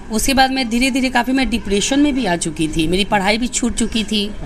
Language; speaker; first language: Hindi; native; Hindi